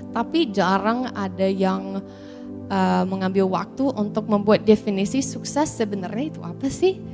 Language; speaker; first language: Indonesian; non-native, fluent; English